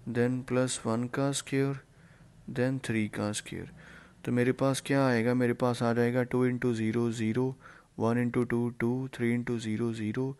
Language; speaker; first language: Hindi; non-native, local second language; Punjabi